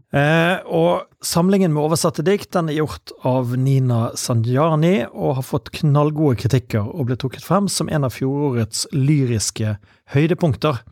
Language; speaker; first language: Norwegian; native; Norwegian